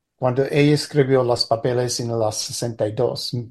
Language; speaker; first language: Spanish; early bilingual, heritage; Spanish